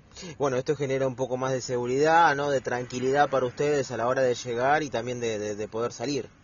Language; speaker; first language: Spanish; native; Spanish